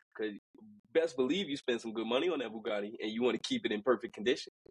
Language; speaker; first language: English; early bilingual, other home language; Haitian Creole